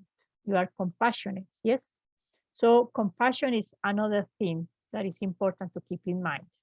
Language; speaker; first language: English; non-native, fluent; Spanish